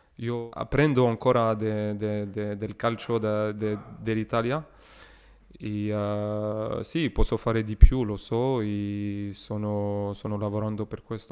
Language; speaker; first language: Italian; non-native, learner; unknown